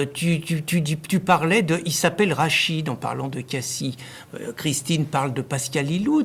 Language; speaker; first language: French; native; French